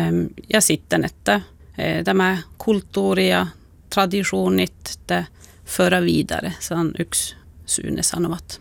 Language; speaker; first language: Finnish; non-native, local second language; Swedish